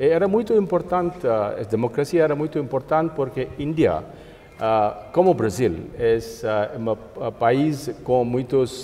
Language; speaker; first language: Portuguese; non-native, fluent; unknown